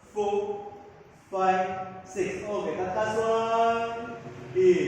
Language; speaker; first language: Vietnamese; non-native, learner; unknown